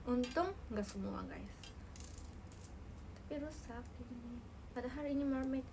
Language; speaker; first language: Indonesian; native; Indonesian